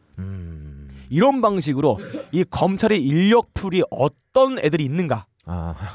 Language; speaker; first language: Korean; native; Korean